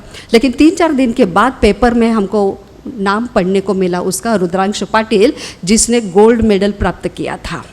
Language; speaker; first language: Hindi; native; Hindi